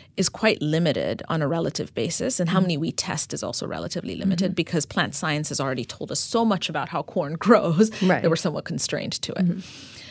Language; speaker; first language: English; non-native, fluent; Amharic